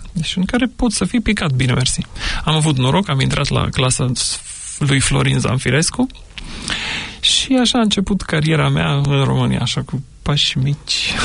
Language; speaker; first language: Romanian; non-native, fluent; Macedonian